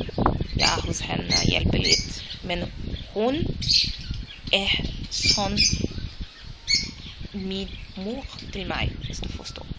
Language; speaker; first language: Norwegian; non-native, learner; Portuguese